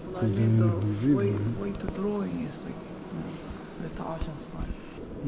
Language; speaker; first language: English; non-native, learner; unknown